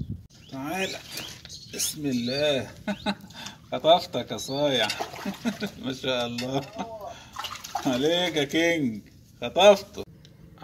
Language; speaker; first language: Arabic; native; Arabic